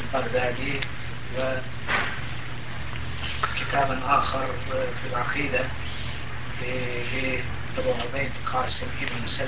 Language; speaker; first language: Arabic; non-native, local second language; Turkish